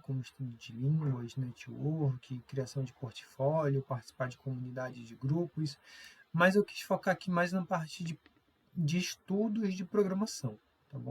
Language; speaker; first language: Portuguese; native; Portuguese